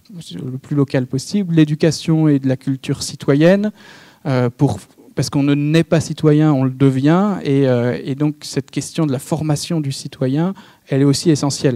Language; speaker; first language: French; native; French